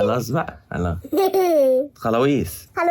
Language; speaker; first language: Arabic; native; Arabic